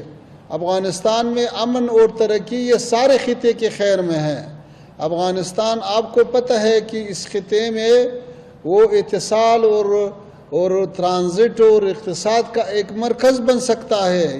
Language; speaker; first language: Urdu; non-native, fluent; Pashto